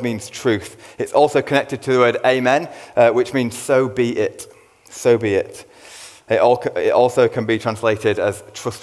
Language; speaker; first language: English; native; English